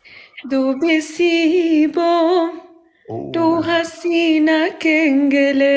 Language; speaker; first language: German; non-native, learner; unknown